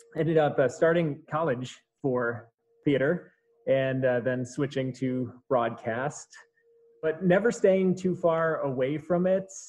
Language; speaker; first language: English; native; English